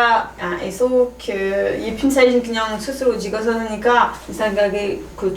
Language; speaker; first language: Korean; non-native, learner; French